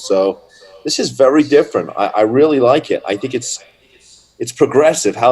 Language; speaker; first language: English; native; English